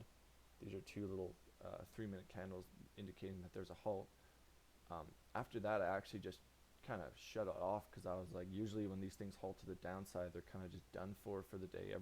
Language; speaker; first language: English; native; English